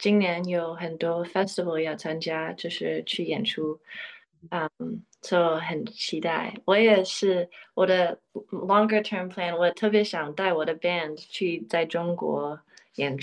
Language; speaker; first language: Chinese; early bilingual, other home language; English